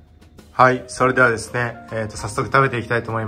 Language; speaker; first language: Japanese; native; Japanese